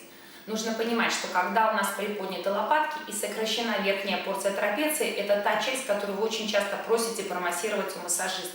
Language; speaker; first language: Russian; native; Russian